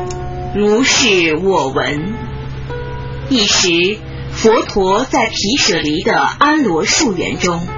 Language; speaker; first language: Chinese; native; Chinese